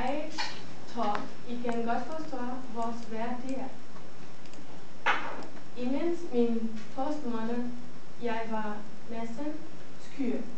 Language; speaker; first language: Danish; non-native, learner; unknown